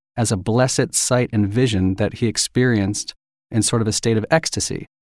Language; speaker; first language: English; native; English